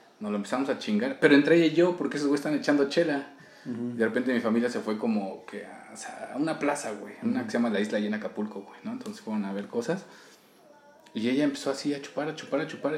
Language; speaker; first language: Spanish; native; Spanish